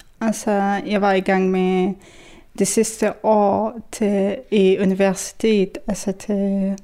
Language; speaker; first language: Danish; non-native, fluent; Arabic